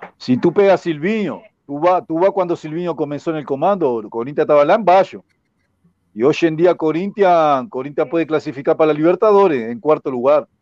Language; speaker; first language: Portuguese; non-native, fluent; Spanish